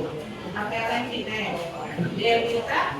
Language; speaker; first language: English; non-native, fluent; Indonesian